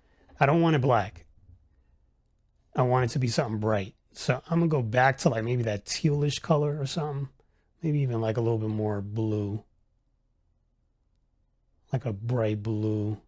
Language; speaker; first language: English; native; English